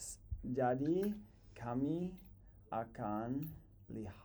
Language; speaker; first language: Indonesian; non-native, learner; English